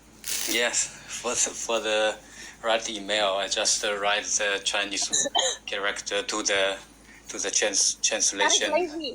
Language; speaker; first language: English; non-native, learner; Chinese